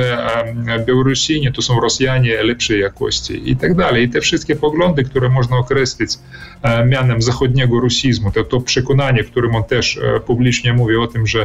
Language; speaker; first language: Polish; early bilingual, heritage; Polish